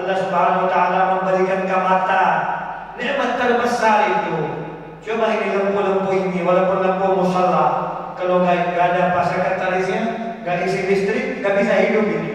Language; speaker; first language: Indonesian; non-native, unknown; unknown